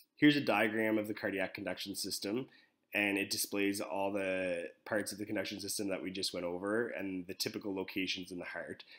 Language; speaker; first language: English; native; English